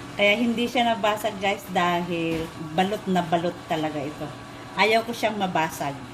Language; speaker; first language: Filipino; non-native, local second language; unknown